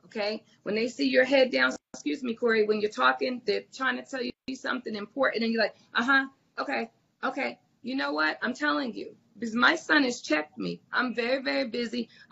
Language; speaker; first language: English; native; English